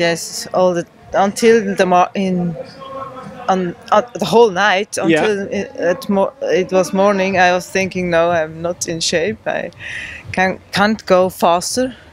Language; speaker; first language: English; non-native, learner; German